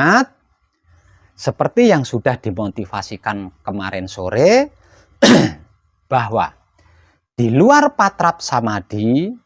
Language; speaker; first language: Indonesian; non-native, local second language; Javanese